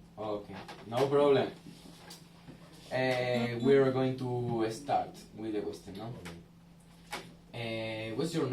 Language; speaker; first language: English; non-native, learner; Spanish